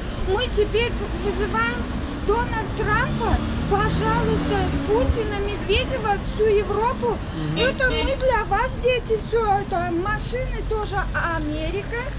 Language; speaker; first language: Russian; non-native, local second language; Tajik